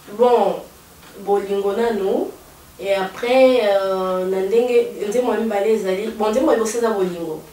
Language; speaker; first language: Lingala; native; Lingala